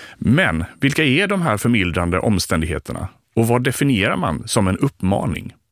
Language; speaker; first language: Swedish; native; Swedish